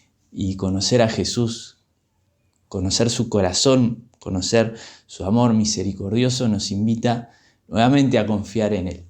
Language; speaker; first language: Spanish; native; Spanish